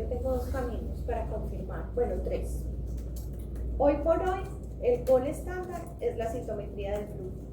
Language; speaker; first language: Spanish; native; Spanish